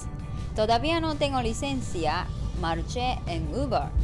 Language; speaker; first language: Spanish; non-native, learner; Japanese